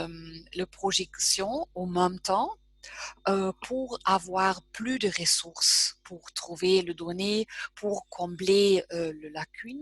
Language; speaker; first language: French; non-native, fluent; German